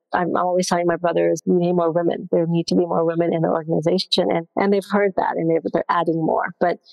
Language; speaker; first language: English; non-native, local second language; Gujarati